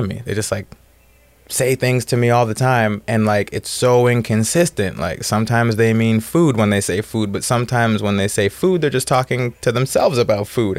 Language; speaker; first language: English; native; English